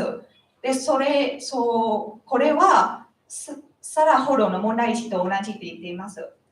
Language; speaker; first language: Japanese; non-native, learner; Vietnamese